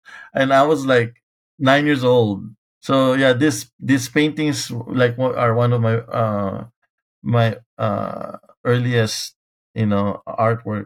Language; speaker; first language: English; non-native, local second language; Filipino